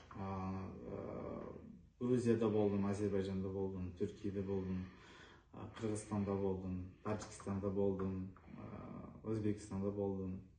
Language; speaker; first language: Kazakh; non-native, local second language; Azerbaijani